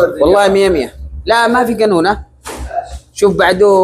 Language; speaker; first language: Arabic; non-native, learner; Bangla